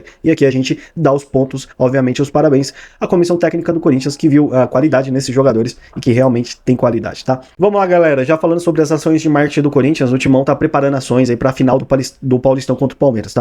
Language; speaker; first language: Portuguese; native; Portuguese